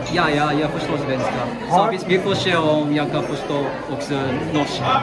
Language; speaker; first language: Swedish; non-native, learner; Filipino